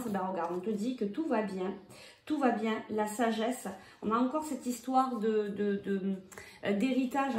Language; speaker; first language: French; native; French